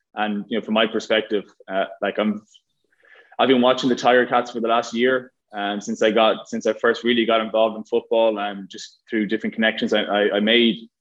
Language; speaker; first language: English; native; English